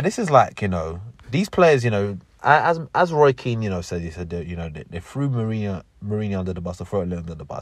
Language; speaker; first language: English; native; English